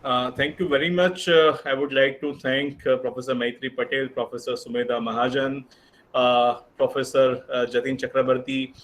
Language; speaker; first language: English; non-native, local second language; Gujarati